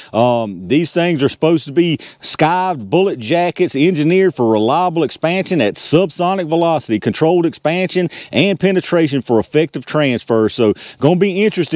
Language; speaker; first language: English; native; English